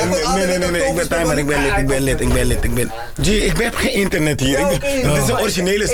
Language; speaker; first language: Dutch; native; Dutch